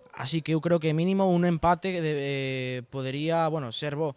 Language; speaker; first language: Spanish; non-native, local second language; Galician